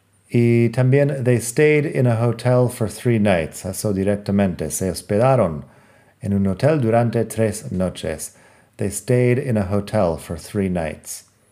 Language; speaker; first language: English; native; English